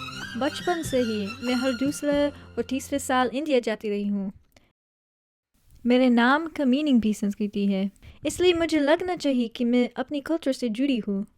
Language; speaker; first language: Hindi; early bilingual, heritage; English